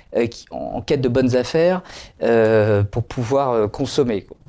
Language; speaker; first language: French; native; French